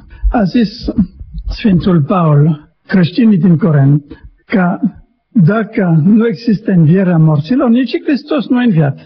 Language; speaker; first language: Romanian; non-native, learner; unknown